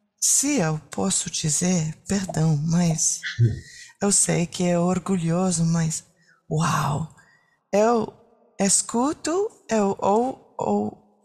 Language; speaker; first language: Portuguese; non-native, learner; French